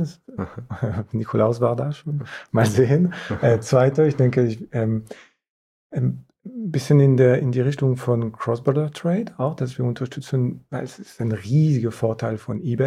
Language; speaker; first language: German; non-native, fluent; French